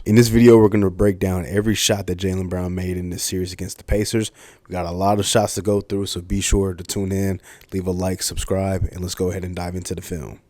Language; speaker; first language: English; native; English